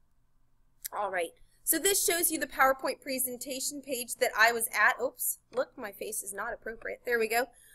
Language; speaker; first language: English; native; English